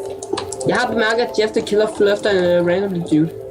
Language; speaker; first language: Danish; native; Danish